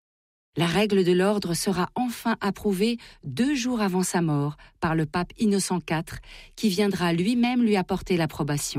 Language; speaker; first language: French; native; French